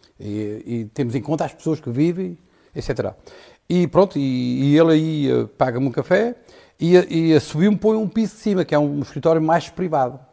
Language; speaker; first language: Portuguese; native; Portuguese